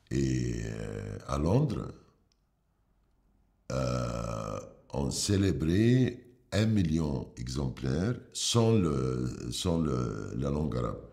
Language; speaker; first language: French; non-native, fluent; Arabic